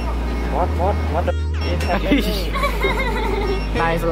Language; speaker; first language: English; non-native, learner; Thai